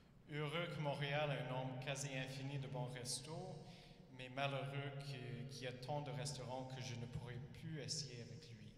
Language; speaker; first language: French; non-native, fluent; English